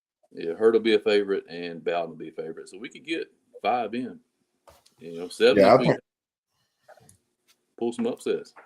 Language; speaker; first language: English; native; English